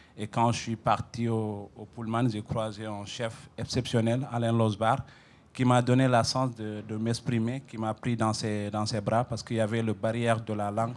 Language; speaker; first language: French; non-native, local second language; Fula